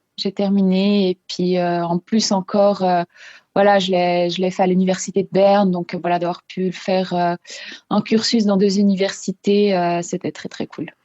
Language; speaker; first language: French; non-native, local second language; Swiss German